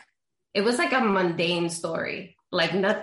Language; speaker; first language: English; early bilingual, other home language; Spanish